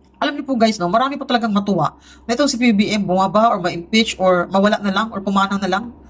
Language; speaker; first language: Filipino; non-native, local second language; Cebuano